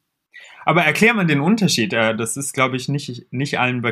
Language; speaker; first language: German; native; German